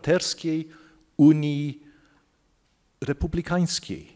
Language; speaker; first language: Polish; non-native, fluent; English